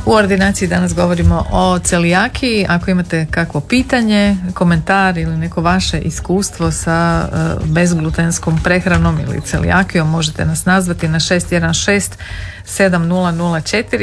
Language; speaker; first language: Serbian; native; Serbian